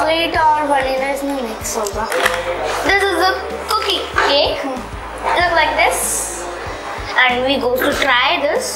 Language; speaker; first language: English; non-native, local second language; Hindi